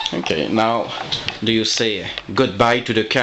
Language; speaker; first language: English; non-native, local second language; French